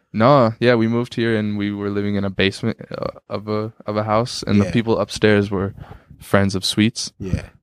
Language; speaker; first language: English; native; English